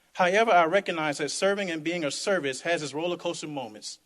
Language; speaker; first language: English; native; English